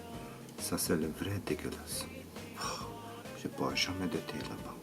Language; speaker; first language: French; non-native, learner; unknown